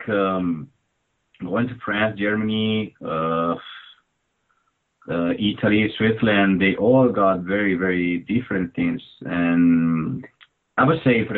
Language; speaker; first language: English; non-native, fluent; Spanish